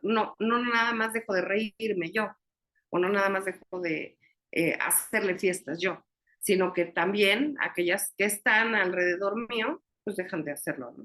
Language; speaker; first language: Spanish; native; Spanish